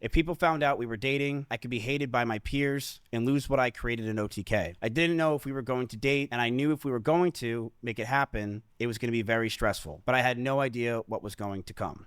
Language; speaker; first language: English; native; English